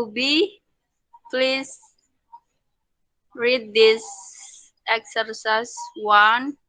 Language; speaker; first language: English; non-native, learner; Indonesian